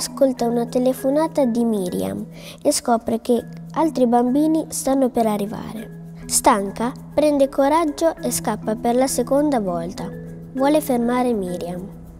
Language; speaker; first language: Italian; native; Italian